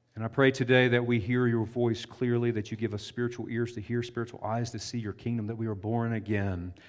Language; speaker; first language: English; native; English